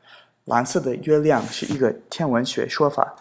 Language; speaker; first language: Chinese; non-native, fluent; English